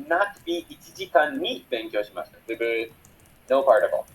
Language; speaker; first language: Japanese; non-native, fluent; English